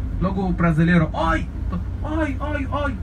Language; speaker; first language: Portuguese; non-native, learner; Arabic